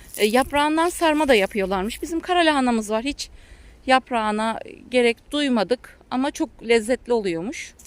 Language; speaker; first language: Turkish; native; Turkish